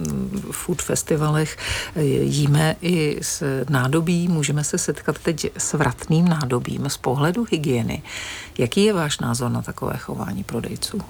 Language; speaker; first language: Czech; native; Czech